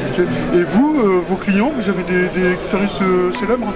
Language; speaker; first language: French; native; French